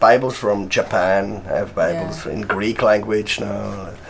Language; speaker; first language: English; non-native, fluent; Swiss German